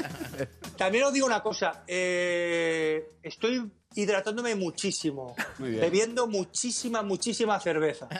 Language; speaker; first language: Spanish; native; Spanish